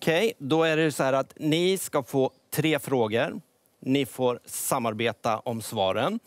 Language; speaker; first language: Swedish; native; Swedish